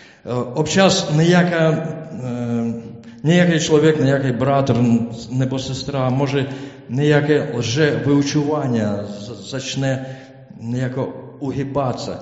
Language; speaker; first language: Czech; non-native, learner; Ukrainian